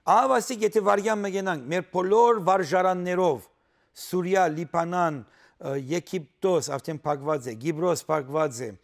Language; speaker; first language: Armenian; early bilingual, heritage; Armenian